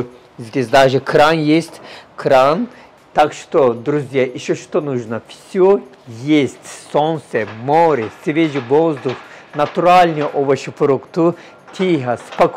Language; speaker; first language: Russian; non-native, learner; Turkish